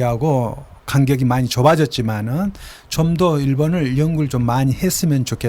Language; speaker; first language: Korean; native; Korean